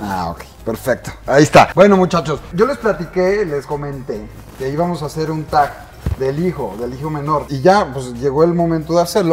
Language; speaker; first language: Spanish; native; Spanish